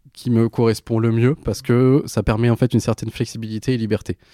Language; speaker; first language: French; native; French